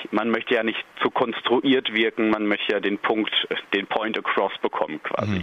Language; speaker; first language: German; native; German